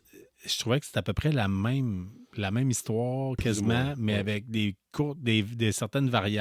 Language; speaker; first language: French; native; French